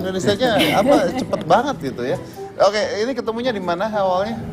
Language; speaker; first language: Indonesian; native; Indonesian